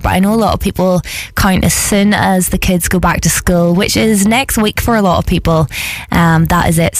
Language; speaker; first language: English; native; English